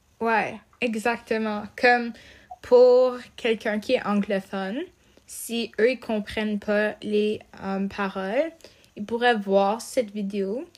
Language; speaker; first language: French; non-native, local second language; English